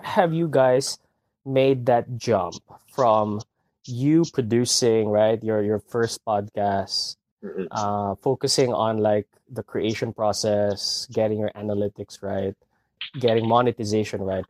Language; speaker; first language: English; non-native, local second language; Filipino